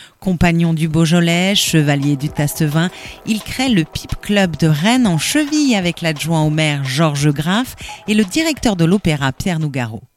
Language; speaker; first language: French; native; French